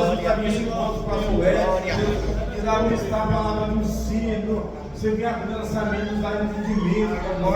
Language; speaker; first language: Portuguese; native; Portuguese